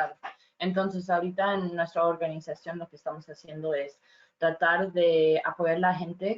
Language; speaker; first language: Spanish; non-native, fluent; English